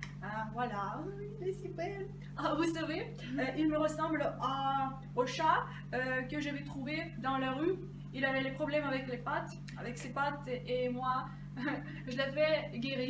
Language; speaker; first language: French; non-native, fluent; Russian